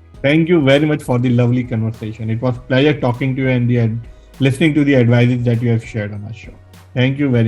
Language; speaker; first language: English; non-native, local second language; Hindi